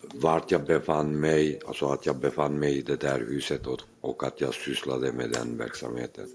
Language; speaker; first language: Swedish; non-native, fluent; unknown